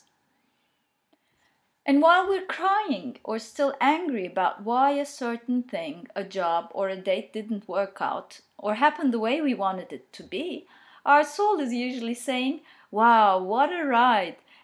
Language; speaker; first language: English; non-native, fluent; Turkish